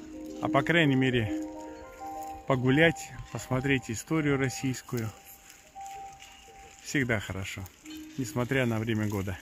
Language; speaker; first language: Russian; native; Russian